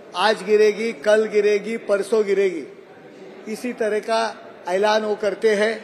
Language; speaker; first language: Hindi; non-native, local second language; Marathi